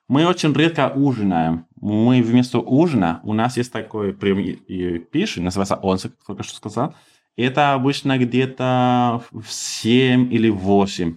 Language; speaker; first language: Russian; non-native, fluent; Spanish